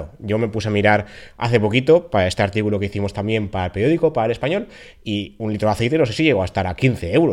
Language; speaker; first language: Spanish; native; Spanish